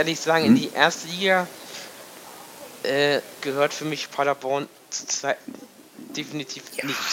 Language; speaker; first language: German; native; German